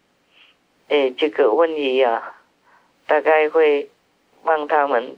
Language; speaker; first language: Chinese; non-native, fluent; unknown